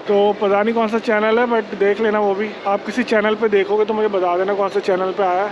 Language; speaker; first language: Hindi; native; Hindi